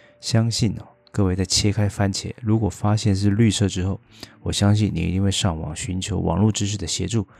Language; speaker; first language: Chinese; native; Chinese